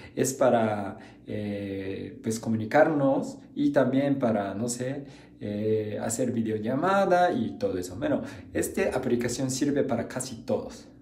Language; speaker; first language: Spanish; non-native, fluent; Japanese